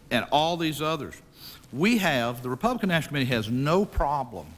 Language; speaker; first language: English; native; English